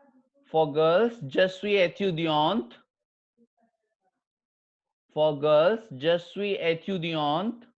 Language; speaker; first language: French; non-native, fluent; Hindi